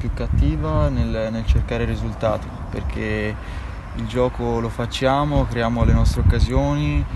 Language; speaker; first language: Italian; native; Italian